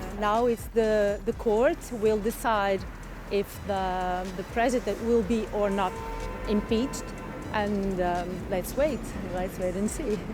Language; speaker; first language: English; non-native, fluent; Portuguese